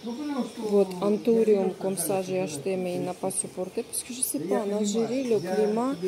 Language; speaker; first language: French; non-native, fluent; Russian